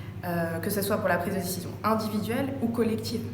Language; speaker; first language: French; native; French